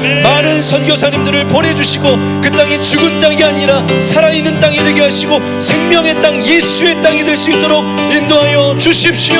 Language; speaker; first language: Korean; native; Korean